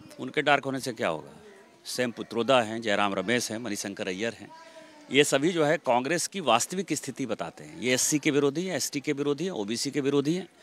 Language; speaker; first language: Hindi; native; Hindi